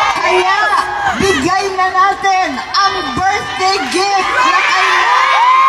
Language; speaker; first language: Filipino; non-native, local second language; Cebuano